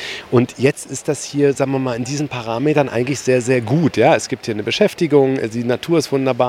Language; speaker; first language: German; native; German